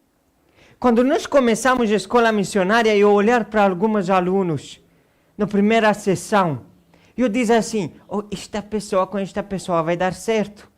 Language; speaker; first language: Portuguese; non-native, fluent; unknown